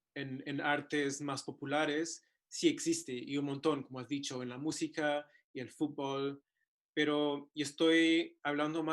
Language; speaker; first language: Spanish; non-native, fluent; English